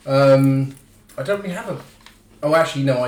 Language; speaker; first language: English; native; English